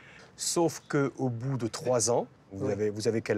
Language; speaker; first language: French; native; French